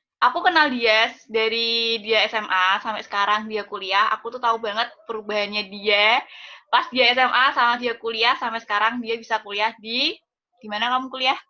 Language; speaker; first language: Indonesian; native; Indonesian